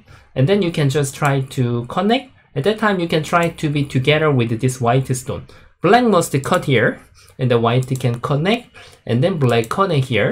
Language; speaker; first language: English; non-native, fluent; Korean